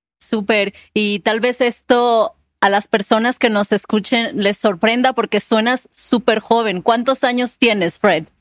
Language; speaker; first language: Spanish; native; Spanish